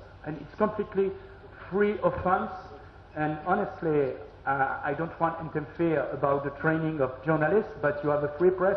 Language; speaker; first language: English; non-native, learner; French